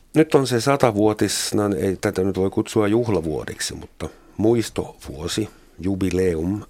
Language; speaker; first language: Finnish; non-native, fluent; German